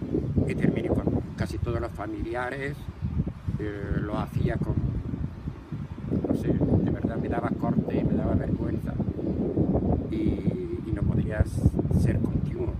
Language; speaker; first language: Spanish; non-native, fluent; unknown